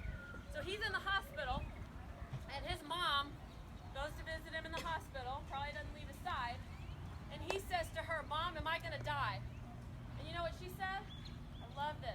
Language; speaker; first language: English; native; English